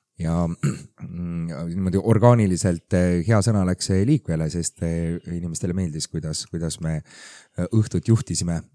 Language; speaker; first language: Estonian; native; Estonian